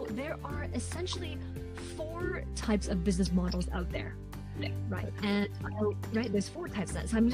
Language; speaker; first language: English; non-native, local second language; Cantonese